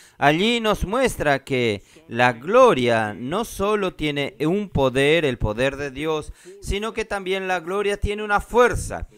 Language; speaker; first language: Spanish; non-native, fluent; Portuguese